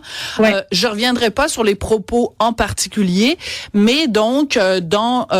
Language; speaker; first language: French; native; French